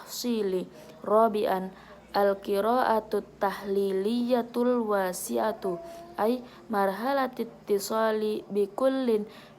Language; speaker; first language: Arabic; non-native, learner; Indonesian